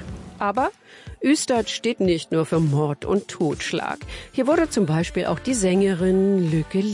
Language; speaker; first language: German; native; German